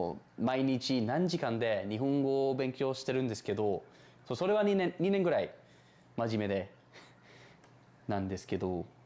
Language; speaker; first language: Japanese; non-native, learner; English